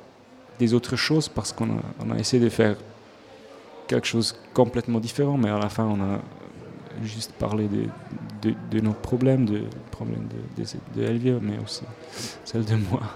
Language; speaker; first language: French; non-native, local second language; Swiss German